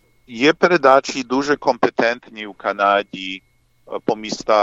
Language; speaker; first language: Ukrainian; early bilingual, heritage; English